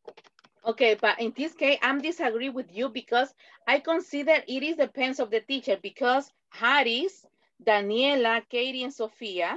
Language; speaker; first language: English; non-native, fluent; Spanish